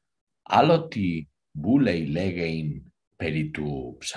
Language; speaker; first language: Greek; non-native, fluent; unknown